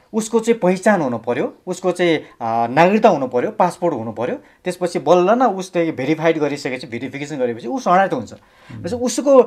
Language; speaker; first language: Nepali; native; Nepali